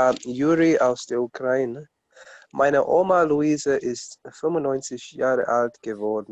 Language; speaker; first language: German; non-native, learner; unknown